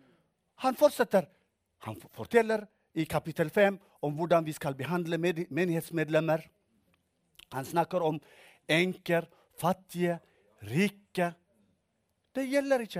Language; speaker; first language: Norwegian; non-native, fluent; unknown